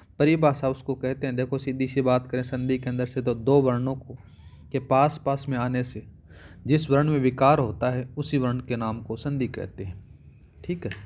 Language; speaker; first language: Hindi; native; Hindi